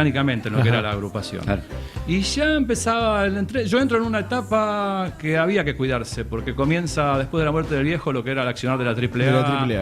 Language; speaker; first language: Spanish; native; Spanish